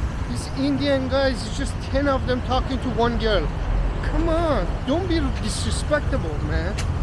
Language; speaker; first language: English; non-native, fluent; Persian